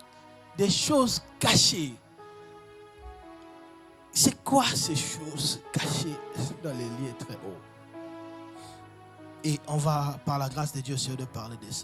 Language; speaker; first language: French; non-native, local second language; Lingala